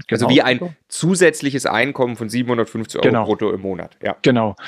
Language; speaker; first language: German; native; German